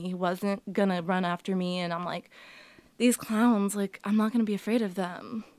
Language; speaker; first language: English; early bilingual, other home language; Portuguese